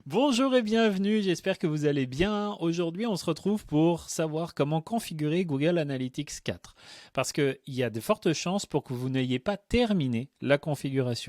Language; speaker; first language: French; native; French